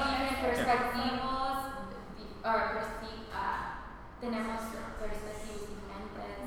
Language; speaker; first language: Spanish; non-native, learner; English